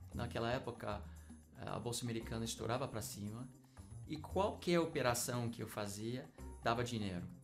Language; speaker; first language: Portuguese; non-native, fluent; English